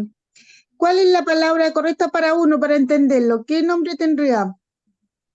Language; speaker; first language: Spanish; native; Spanish